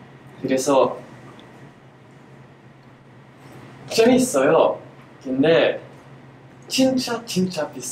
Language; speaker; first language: Korean; non-native, learner; French